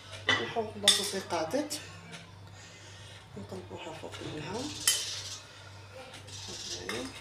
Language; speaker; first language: Arabic; native; Arabic